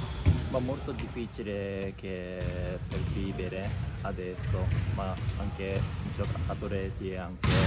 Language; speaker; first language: Italian; non-native, learner; Japanese